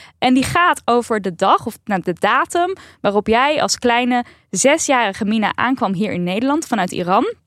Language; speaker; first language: Dutch; native; Dutch